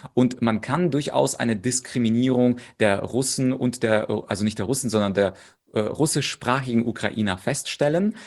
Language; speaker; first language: German; early bilingual, other home language; Russian